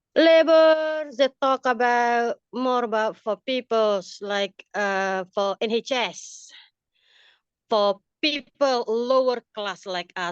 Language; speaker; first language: English; non-native, fluent; Indonesian